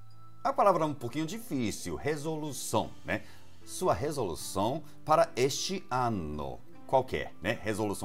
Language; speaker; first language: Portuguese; non-native, fluent; Japanese